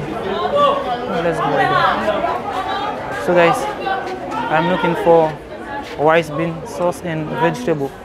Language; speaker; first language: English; non-native, fluent; Haitian Creole